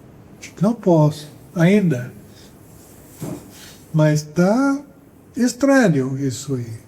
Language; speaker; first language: Portuguese; non-native, fluent; English